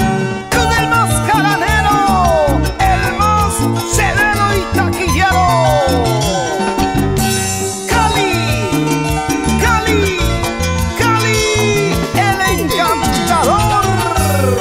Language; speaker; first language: Spanish; native; Spanish